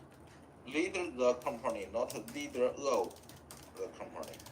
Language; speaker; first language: English; non-native, learner; Chinese